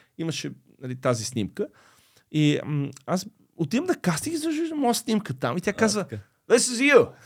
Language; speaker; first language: Bulgarian; early bilingual, other home language; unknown